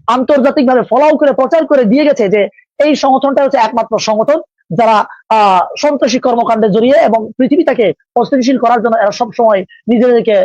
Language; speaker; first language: Bangla; non-native, local second language; Marma